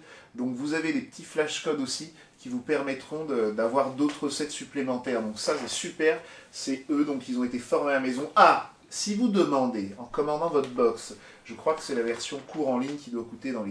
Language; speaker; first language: French; native; French